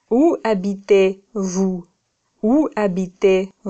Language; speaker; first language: French; non-native, fluent; Russian